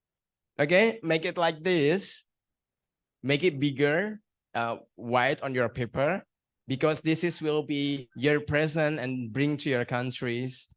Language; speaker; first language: English; non-native, learner; Indonesian